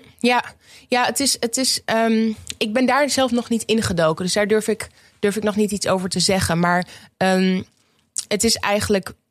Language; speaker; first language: Dutch; native; Dutch